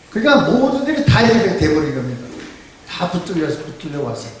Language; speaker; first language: Korean; native; Korean